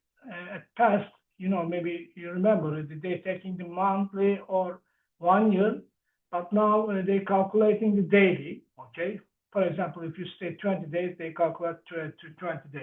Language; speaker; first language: English; non-native, learner; Turkish